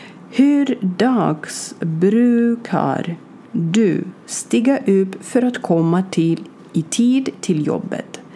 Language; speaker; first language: Swedish; non-native, learner; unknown